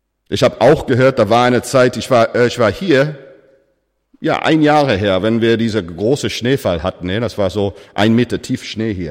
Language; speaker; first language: German; non-native, fluent; English